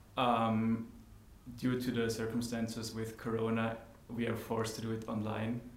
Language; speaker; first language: English; non-native, fluent; German